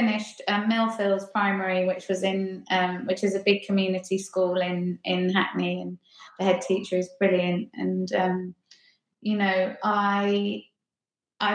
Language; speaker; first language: English; native; English